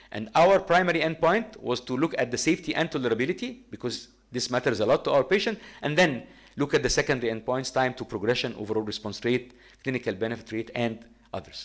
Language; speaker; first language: English; non-native, fluent; Arabic